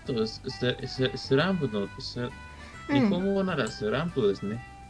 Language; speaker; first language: Japanese; non-native, learner; Spanish